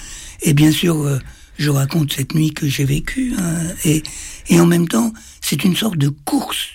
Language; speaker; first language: French; native; French